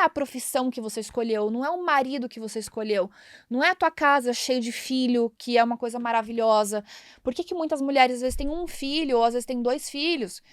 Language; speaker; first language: Portuguese; native; Portuguese